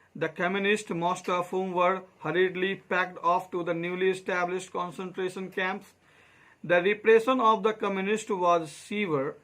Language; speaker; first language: English; non-native, local second language; Hindi